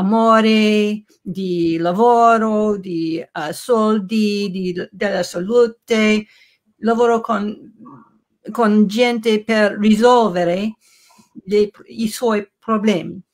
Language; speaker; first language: Italian; non-native, learner; English